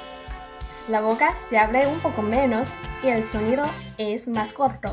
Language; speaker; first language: Spanish; non-native, fluent; Chinese